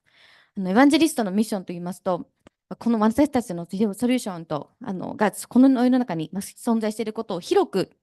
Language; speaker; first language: Japanese; native; Japanese